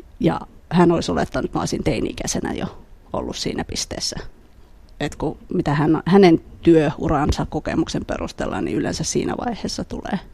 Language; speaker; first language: Finnish; early bilingual, other home language; Khmer